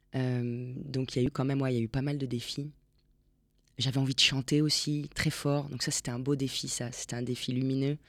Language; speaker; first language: French; non-native, fluent; Spanish